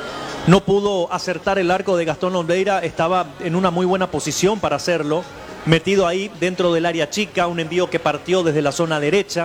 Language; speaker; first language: Spanish; native; Spanish